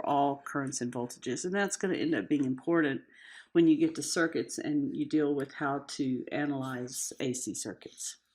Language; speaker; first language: English; native; English